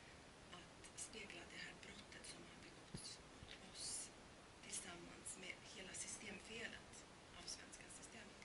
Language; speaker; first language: Swedish; non-native, fluent; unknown